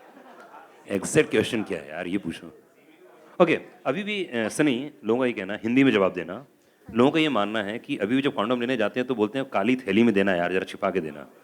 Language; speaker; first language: Hindi; native; Hindi